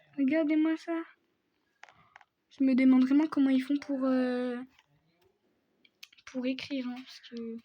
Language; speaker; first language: French; native; French